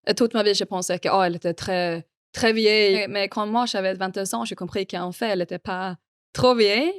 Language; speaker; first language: French; non-native, fluent; Swedish